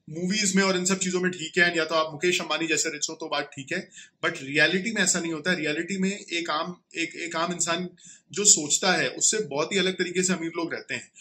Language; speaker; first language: Hindi; native; Hindi